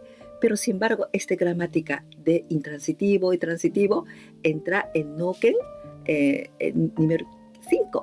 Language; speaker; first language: Spanish; non-native, fluent; Japanese